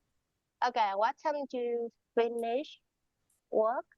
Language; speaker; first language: English; non-native, learner; Vietnamese